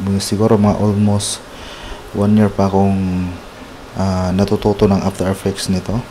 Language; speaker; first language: Filipino; non-native, local second language; Cebuano